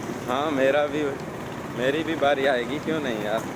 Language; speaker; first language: Hindi; non-native, local second language; Sindhi